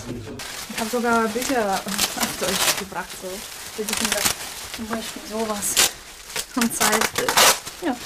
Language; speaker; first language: German; non-native, fluent; Russian